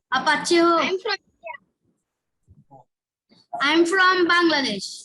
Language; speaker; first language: Hindi; non-native, learner; Bangla